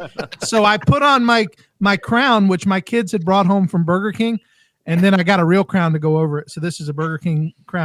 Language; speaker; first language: English; native; English